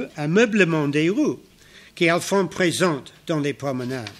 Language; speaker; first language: French; non-native, fluent; English